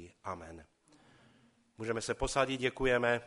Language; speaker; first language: Czech; non-native, local second language; Polish